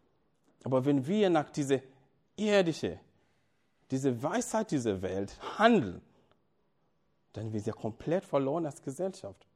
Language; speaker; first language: German; non-native, fluent; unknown